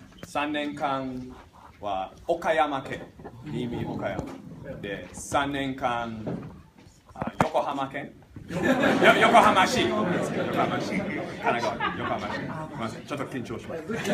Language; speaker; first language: Japanese; non-native, learner; English